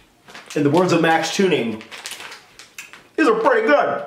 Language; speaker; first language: English; native; English